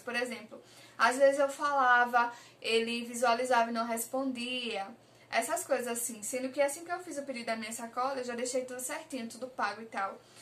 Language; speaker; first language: Portuguese; native; Portuguese